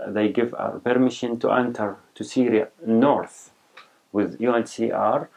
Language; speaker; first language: English; non-native, learner; Arabic